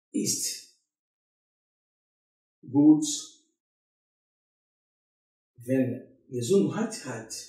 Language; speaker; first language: German; non-native, learner; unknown